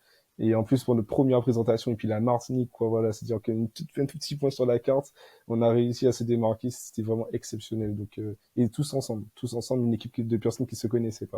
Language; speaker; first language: French; native; French